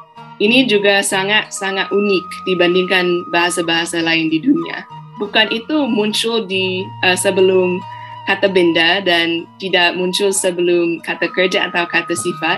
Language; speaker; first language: Indonesian; non-native, fluent; English